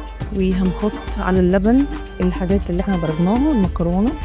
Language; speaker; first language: Arabic; native; Arabic